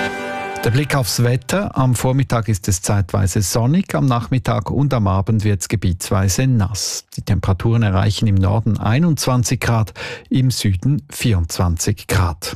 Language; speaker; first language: German; native; German